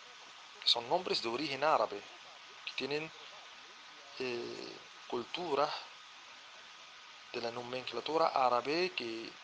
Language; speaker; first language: Spanish; non-native, fluent; Arabic